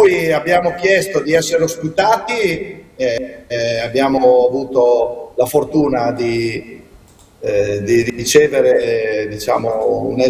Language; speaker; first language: Italian; native; Italian